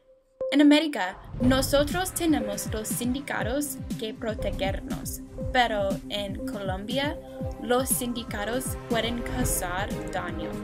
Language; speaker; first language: Spanish; non-native, learner; English